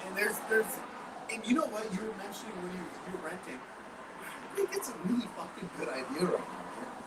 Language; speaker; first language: English; native; English